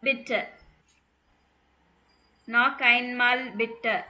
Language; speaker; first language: German; non-native, learner; Tamil